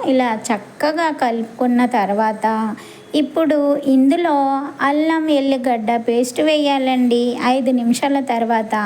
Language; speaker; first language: Telugu; non-native, local second language; Urdu